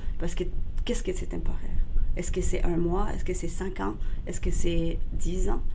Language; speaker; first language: French; non-native, fluent; Spanish